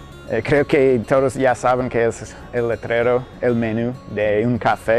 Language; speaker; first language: Spanish; non-native, fluent; English